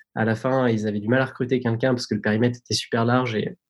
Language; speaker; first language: French; native; French